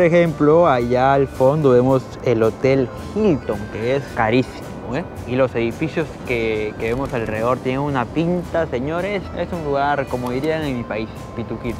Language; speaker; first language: Spanish; native; Spanish